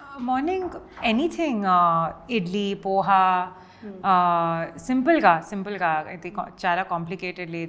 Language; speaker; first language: Telugu; non-native, learner; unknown